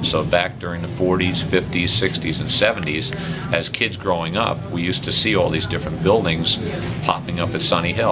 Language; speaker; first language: English; native; English